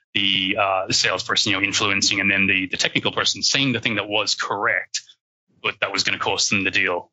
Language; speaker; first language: English; native; English